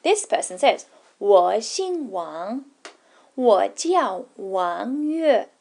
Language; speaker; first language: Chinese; non-native, fluent; English